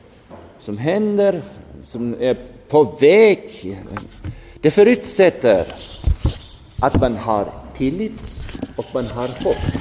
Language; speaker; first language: Swedish; non-native, fluent; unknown